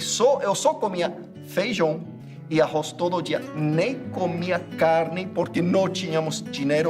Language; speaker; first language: Portuguese; non-native, fluent; English